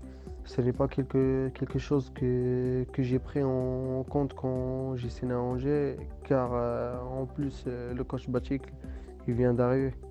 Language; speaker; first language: French; non-native, local second language; Arabic